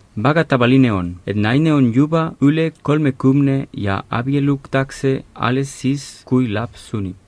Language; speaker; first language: Estonian; non-native, fluent; Spanish